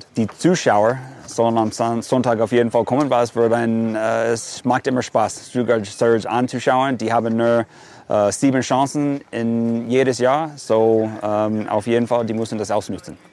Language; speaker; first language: German; non-native, fluent; English